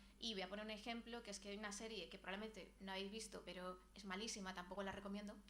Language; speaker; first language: Spanish; native; Spanish